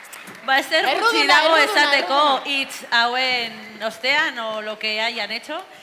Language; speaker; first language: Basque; non-native, local second language; Spanish